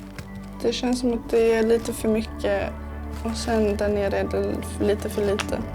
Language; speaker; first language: Swedish; early bilingual, other home language; Serbian